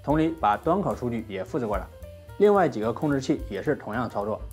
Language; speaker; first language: Chinese; native; Chinese